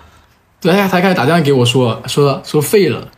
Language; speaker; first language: Chinese; native; Chinese